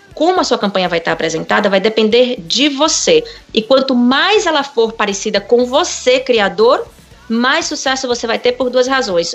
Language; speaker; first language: Portuguese; native; Portuguese